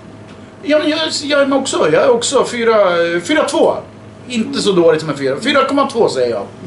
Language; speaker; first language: Swedish; native; Swedish